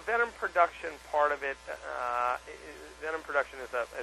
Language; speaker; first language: English; native; English